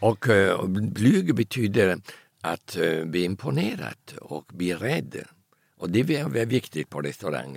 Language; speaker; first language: Swedish; early bilingual, heritage; Italian